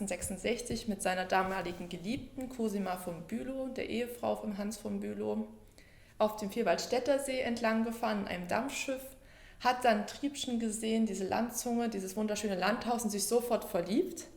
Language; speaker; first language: German; native; German